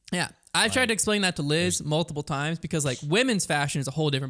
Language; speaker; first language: English; native; English